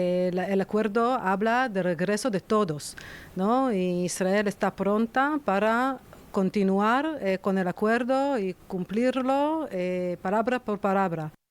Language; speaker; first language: Spanish; non-native, fluent; Hebrew